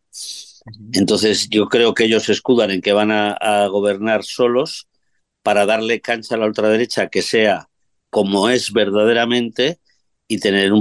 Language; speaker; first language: Spanish; native; Spanish